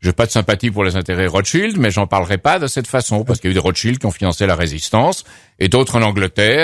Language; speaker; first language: French; native; French